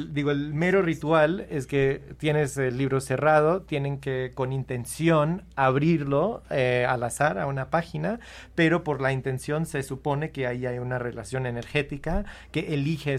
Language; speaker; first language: Spanish; non-native, fluent; English